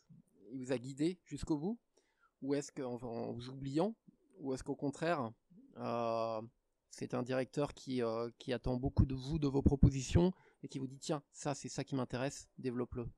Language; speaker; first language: French; native; French